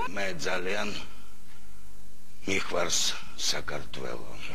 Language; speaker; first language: Georgian; non-native, learner; Russian